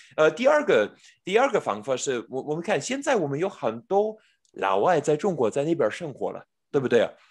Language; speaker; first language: Chinese; non-native, fluent; English